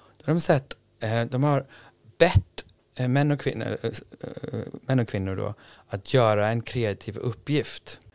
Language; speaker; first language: Swedish; non-native, fluent; English